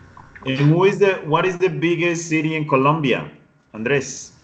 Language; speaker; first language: English; non-native, fluent; Spanish